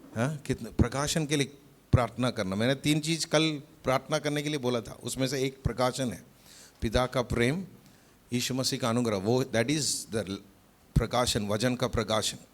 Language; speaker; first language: Hindi; non-native, local second language; Malayalam